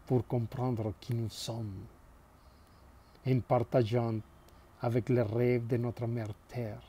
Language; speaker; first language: French; non-native, fluent; Spanish